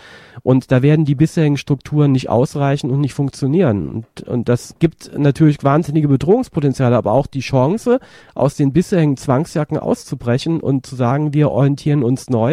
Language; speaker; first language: German; native; German